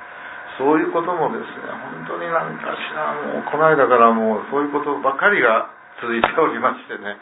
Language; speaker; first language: Japanese; native; Japanese